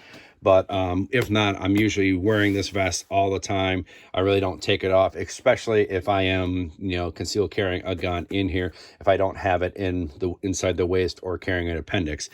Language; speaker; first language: English; native; English